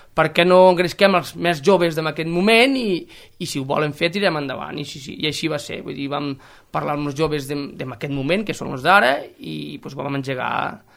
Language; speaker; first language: Catalan; native; Catalan